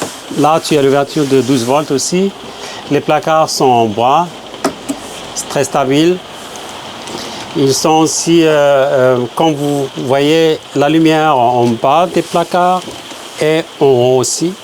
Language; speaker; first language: French; non-native, fluent; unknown